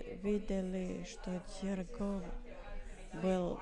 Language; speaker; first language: Russian; non-native, learner; Finnish